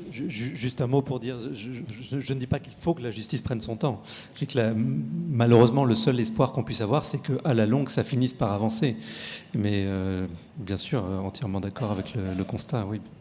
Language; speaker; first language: French; native; French